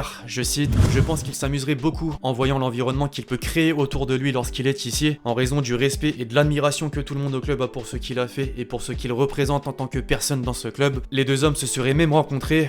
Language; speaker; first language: French; native; French